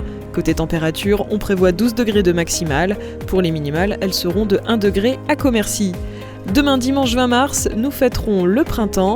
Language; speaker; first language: French; native; French